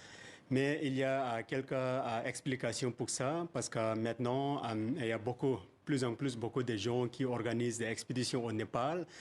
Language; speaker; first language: French; non-native, fluent; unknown